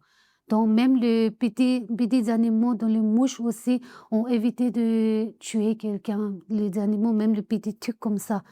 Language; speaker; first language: French; non-native, learner; Tibetan